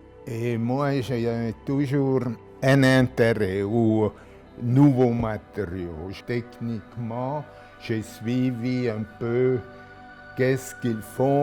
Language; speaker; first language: French; non-native, local second language; German